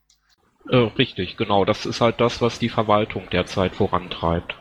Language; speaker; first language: German; native; German